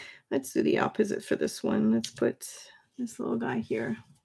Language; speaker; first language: English; non-native, fluent; French